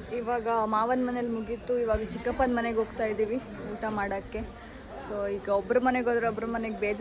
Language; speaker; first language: Kannada; non-native, local second language; Konkani